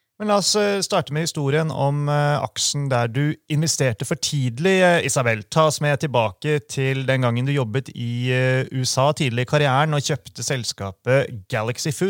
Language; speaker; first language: Norwegian; native; Norwegian